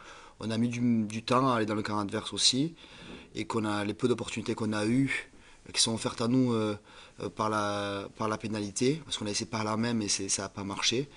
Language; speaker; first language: French; native; French